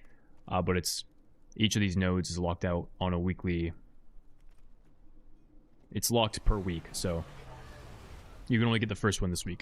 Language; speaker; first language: English; native; English